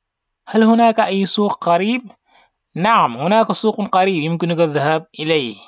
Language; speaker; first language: Arabic; non-native, fluent; Wolof